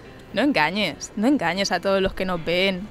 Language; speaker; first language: Spanish; native; Spanish